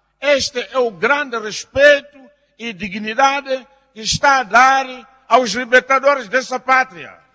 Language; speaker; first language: Portuguese; non-native, local second language; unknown